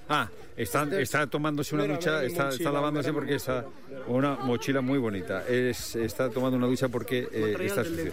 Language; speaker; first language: Spanish; native; Spanish